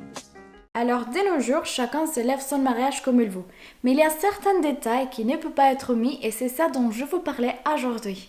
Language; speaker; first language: French; non-native, fluent; Spanish